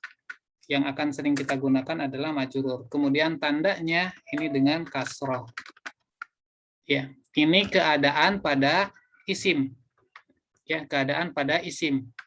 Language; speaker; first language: Indonesian; native; Indonesian